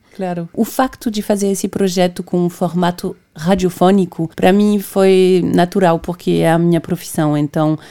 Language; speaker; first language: Portuguese; non-native, fluent; French